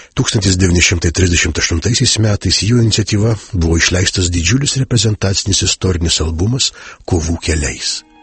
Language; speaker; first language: Lithuanian; native; Lithuanian